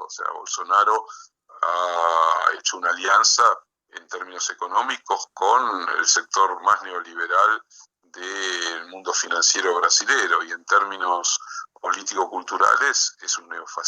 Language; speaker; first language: Spanish; native; Spanish